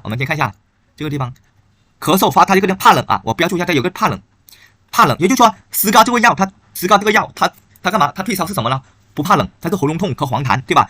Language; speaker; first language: Chinese; native; Chinese